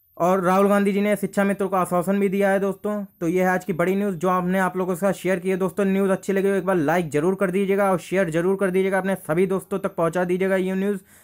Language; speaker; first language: Hindi; native; Hindi